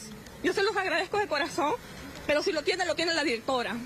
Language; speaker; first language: Spanish; native; Spanish